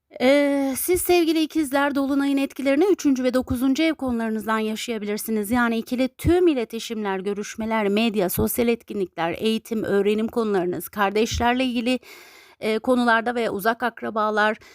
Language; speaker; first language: Turkish; native; Turkish